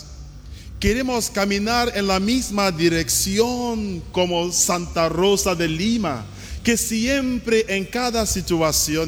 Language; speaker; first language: Spanish; non-native, learner; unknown